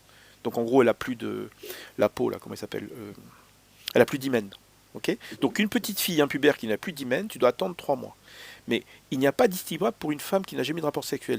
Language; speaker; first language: French; native; French